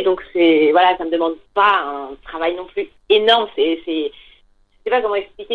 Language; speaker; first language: French; native; French